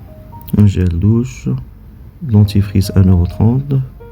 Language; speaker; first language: French; non-native, local second language; Arabic